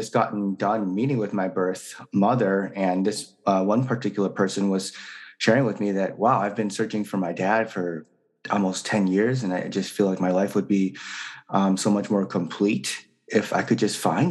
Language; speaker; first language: English; native; English